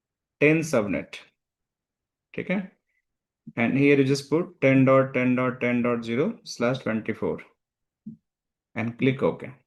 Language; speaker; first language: English; non-native, local second language; Hindi